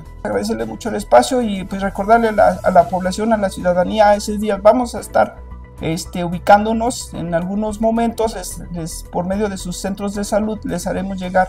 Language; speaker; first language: Spanish; native; Spanish